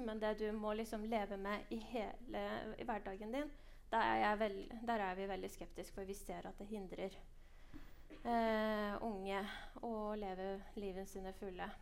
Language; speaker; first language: Norwegian; early bilingual, other home language; Persian